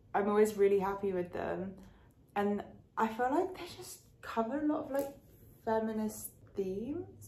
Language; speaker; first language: English; early bilingual, other home language; French